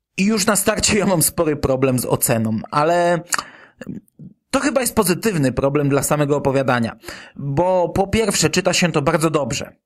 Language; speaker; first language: Polish; native; Polish